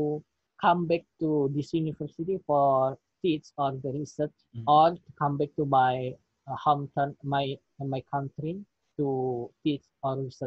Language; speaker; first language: English; non-native, learner; Indonesian